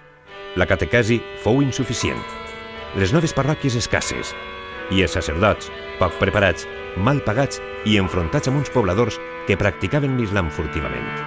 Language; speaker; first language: Catalan; native; Catalan